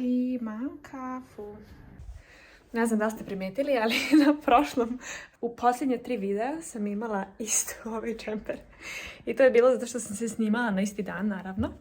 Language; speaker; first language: Serbian; native; Serbian